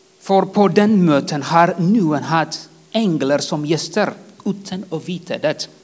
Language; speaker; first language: Swedish; non-native, fluent; Tigrinya